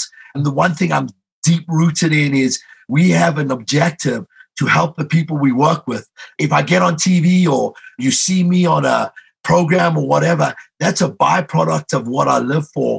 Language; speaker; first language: English; native; English